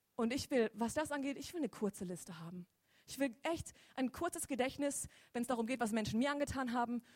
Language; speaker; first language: German; native; German